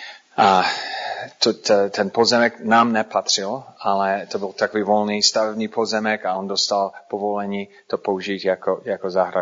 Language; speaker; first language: Czech; non-native, fluent; English